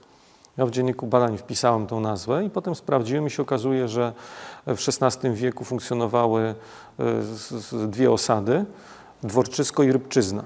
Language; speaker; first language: Polish; native; Polish